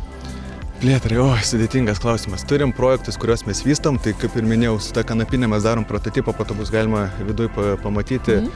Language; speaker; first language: Lithuanian; native; Lithuanian